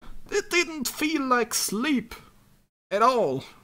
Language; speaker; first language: English; non-native, fluent; German